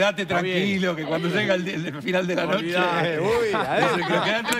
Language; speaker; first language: Spanish; native; Spanish